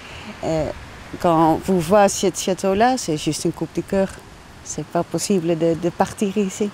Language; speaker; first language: French; non-native, learner; Dutch